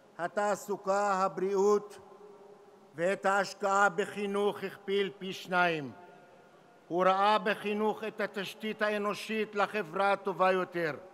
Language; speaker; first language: Hebrew; non-native, local second language; Arabic